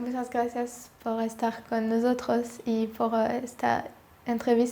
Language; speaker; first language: Spanish; non-native, learner; French